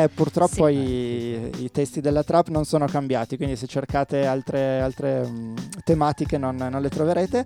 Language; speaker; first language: Italian; native; Italian